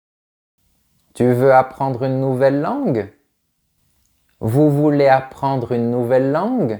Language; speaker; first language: French; native; French